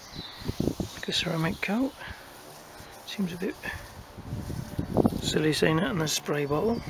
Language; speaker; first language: English; native; English